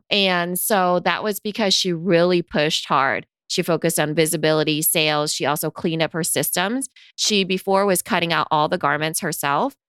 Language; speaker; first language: English; native; English